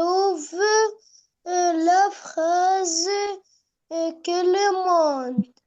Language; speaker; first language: French; non-native, learner; Arabic